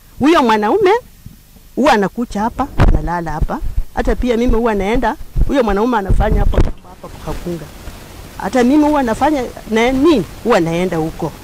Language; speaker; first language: Swahili; non-native, local second language; Luyia